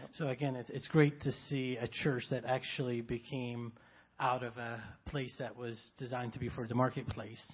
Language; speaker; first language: English; non-native, fluent; Arabic